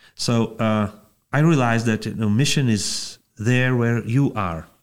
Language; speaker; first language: English; non-native, fluent; Lithuanian